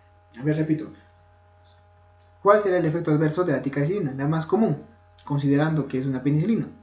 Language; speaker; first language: Spanish; native; Spanish